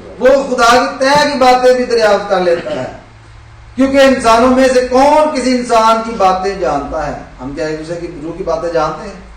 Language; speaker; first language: Urdu; non-native, local second language; Punjabi